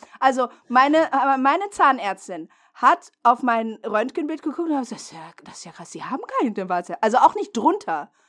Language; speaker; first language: German; non-native, fluent; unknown